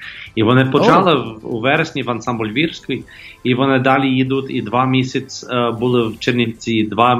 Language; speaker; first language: Ukrainian; non-native, fluent; English